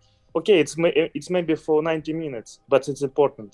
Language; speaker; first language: English; non-native, fluent; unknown